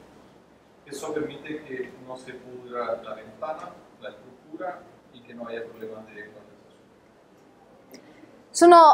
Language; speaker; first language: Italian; non-native, learner; Spanish